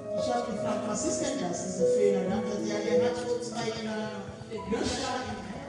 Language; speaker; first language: German; non-native, fluent; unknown